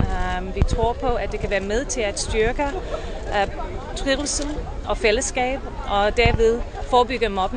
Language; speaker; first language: Danish; non-native, fluent; English